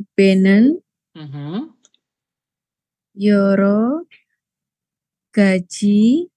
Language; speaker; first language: Korean; non-native, learner; Indonesian